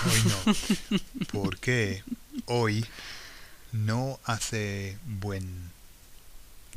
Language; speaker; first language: Spanish; non-native, fluent; English